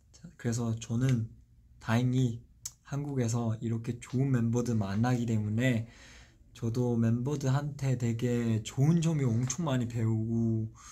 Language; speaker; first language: Korean; non-native, fluent; Chinese